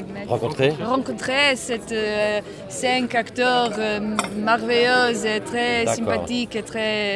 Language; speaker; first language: French; non-native, learner; Croatian